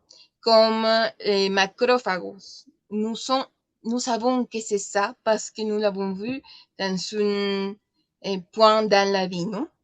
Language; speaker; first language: French; non-native, learner; Spanish